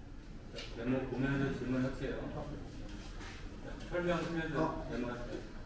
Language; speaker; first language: Korean; native; Korean